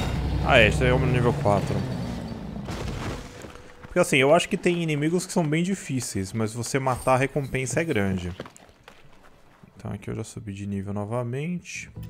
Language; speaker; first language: Portuguese; native; Portuguese